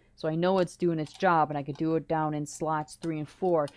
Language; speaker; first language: English; native; English